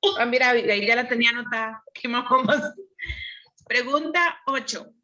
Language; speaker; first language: Spanish; native; Spanish